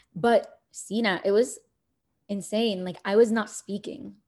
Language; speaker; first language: English; early bilingual, other home language; Arabic